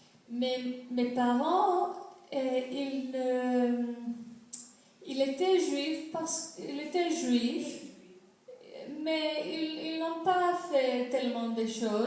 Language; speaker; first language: French; non-native, fluent; Greek